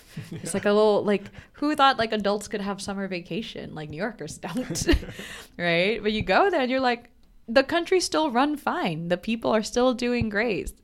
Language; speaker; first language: English; non-native, local second language; Bangla